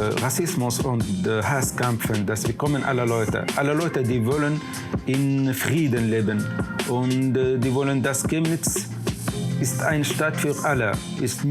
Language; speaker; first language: German; non-native, learner; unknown